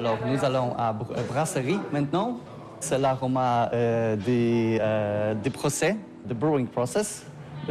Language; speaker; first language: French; non-native, learner; Polish